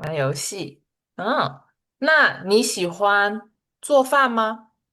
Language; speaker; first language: Chinese; non-native, fluent; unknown